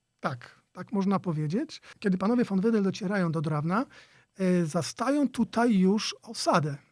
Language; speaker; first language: Polish; native; Polish